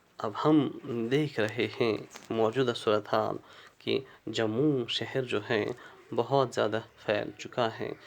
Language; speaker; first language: Urdu; non-native, local second language; Kashmiri